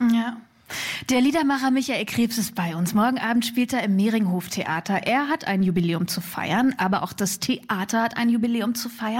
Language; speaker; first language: German; native; German